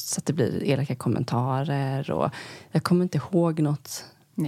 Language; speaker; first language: Swedish; native; Swedish